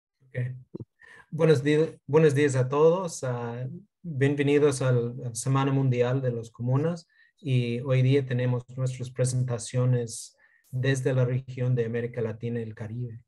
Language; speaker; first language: Spanish; non-native, fluent; English